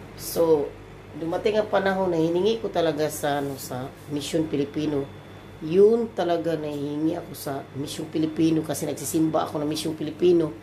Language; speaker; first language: Filipino; non-native, local second language; Cebuano